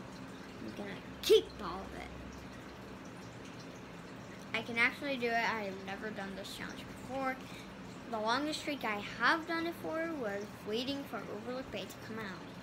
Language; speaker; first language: English; native; English